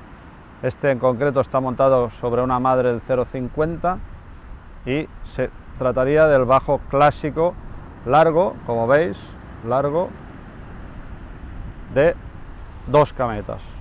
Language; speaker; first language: Spanish; native; Spanish